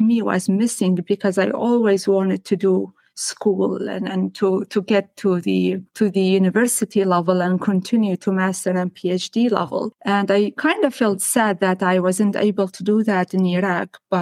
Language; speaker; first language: English; non-native, fluent; Arabic